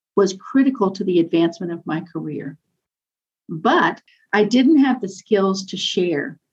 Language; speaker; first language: English; native; English